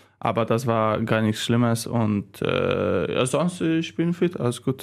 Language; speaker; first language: German; non-native, learner; Polish